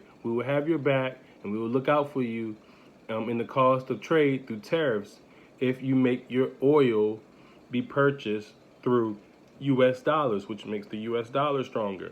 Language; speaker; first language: English; native; English